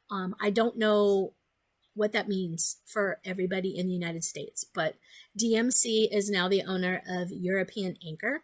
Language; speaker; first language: English; native; English